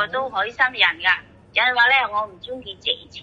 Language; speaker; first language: Cantonese; non-native, learner; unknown